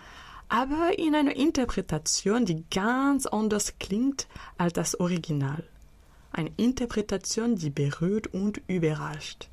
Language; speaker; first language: German; native; German